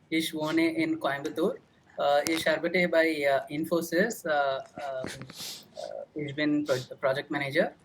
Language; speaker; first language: German; non-native, learner; Tamil